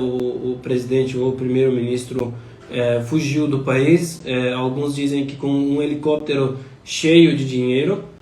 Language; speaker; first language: Portuguese; non-native, fluent; Turkish